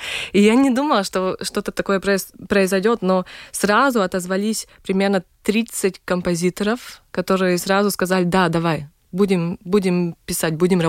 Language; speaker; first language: Russian; non-native, local second language; Latvian